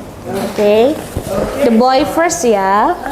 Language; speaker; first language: English; non-native, learner; Indonesian